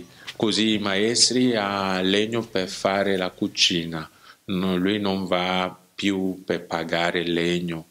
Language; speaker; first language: Italian; non-native, learner; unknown